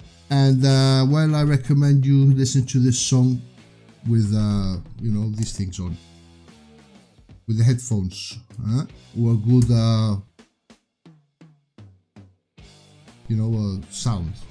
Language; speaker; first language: English; non-native, fluent; Spanish